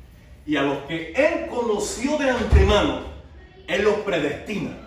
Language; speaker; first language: Spanish; native; Spanish